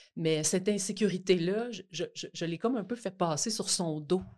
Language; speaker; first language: French; native; French